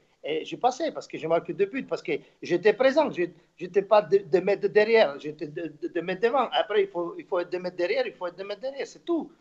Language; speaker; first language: French; non-native, fluent; Slovak